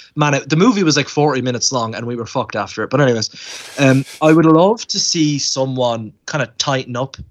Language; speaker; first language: English; native; English